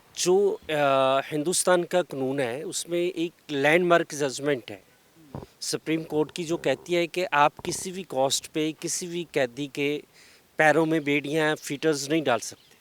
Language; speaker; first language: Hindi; non-native, local second language; Punjabi